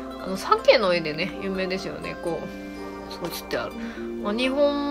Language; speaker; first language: Japanese; native; Japanese